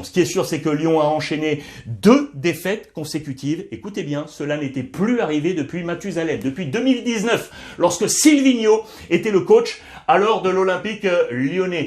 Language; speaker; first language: French; native; French